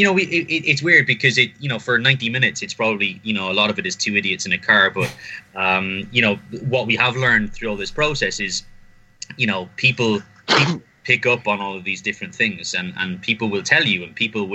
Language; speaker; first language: English; native; English